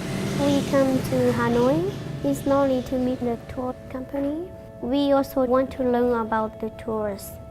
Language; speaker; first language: English; non-native, local second language; Hmong